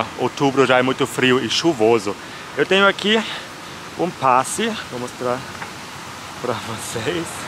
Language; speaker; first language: Portuguese; non-native, fluent; German